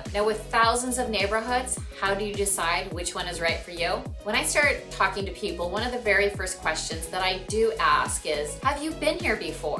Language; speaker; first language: English; native; English